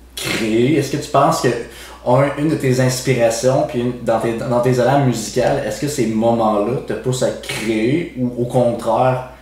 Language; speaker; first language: French; native; French